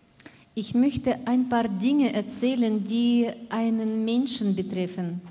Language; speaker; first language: German; non-native, fluent; Russian